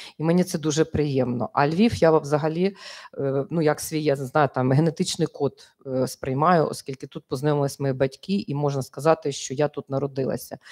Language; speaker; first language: Ukrainian; native; Ukrainian